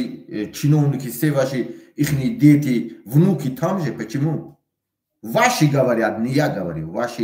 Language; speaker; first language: Russian; non-native, fluent; Tajik